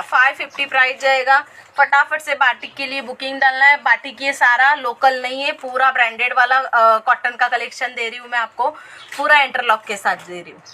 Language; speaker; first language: Hindi; non-native, local second language; Marathi